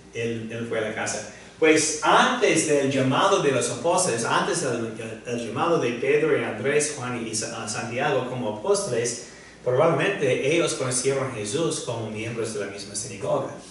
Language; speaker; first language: Spanish; non-native, fluent; English